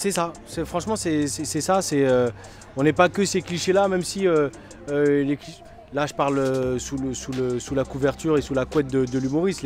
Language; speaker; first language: French; native; French